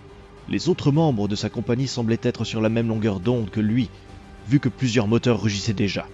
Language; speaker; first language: French; native; French